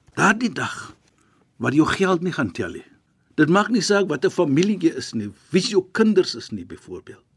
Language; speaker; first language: Afrikaans; non-native, fluent; Arabic